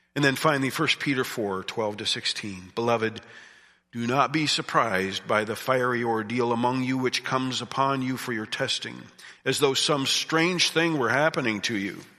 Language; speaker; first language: English; native; English